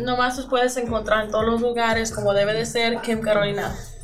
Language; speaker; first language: Spanish; early bilingual, other home language; English